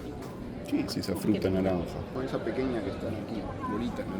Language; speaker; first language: Spanish; native; Spanish